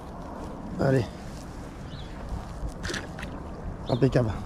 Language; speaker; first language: French; native; French